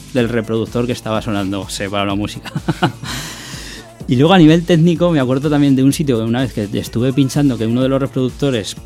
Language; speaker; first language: Spanish; native; Spanish